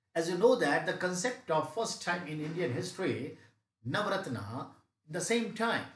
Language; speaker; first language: English; non-native, local second language; Hindi